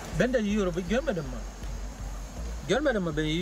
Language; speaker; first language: Turkish; non-native, learner; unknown